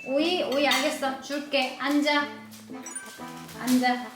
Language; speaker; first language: Korean; native; Korean